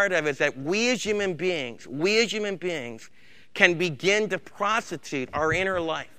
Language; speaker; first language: English; native; English